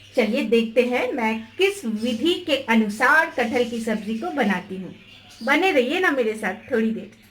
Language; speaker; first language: Hindi; non-native, local second language; Bangla